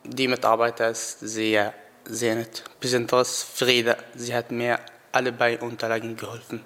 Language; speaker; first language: German; non-native, learner; Arabic